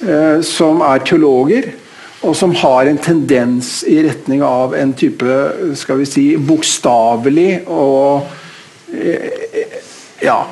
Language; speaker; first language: Norwegian; native; Norwegian